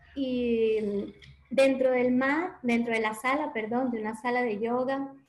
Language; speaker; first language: Spanish; native; Spanish